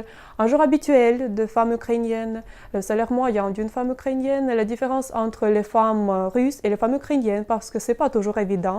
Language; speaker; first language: French; non-native, fluent; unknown